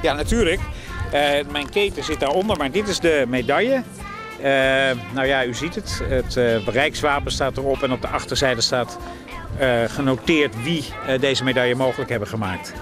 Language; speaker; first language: Dutch; native; Dutch